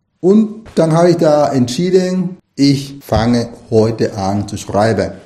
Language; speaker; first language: German; non-native, fluent; Spanish